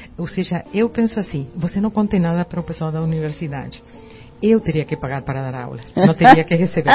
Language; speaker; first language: Portuguese; non-native, fluent; Spanish